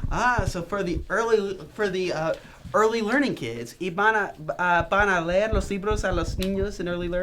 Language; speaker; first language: Spanish; non-native, learner; English